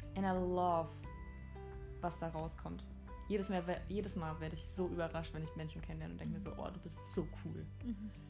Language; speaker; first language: German; native; German